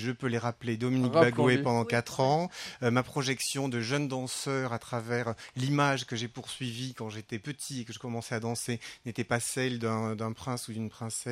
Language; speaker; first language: French; native; French